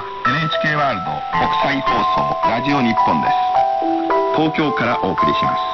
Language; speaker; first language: Japanese; native; Japanese